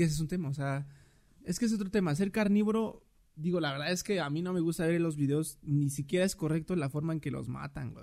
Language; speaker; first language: Spanish; native; Spanish